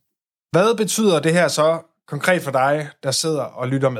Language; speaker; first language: Danish; native; Danish